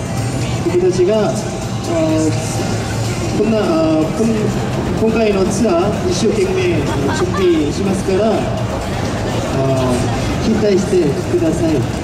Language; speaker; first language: Japanese; non-native, learner; Korean